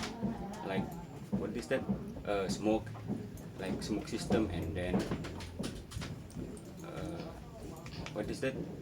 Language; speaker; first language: English; non-native, learner; Indonesian